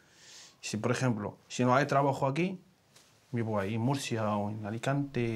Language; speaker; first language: Spanish; non-native, learner; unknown